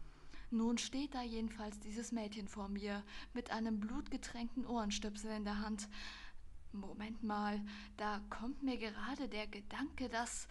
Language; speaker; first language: German; native; German